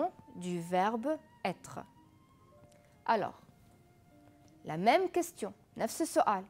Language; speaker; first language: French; non-native, fluent; Arabic